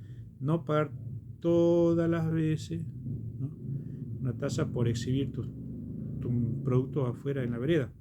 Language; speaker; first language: Spanish; native; Spanish